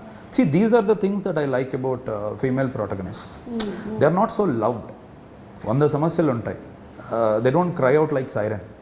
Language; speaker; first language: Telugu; native; Telugu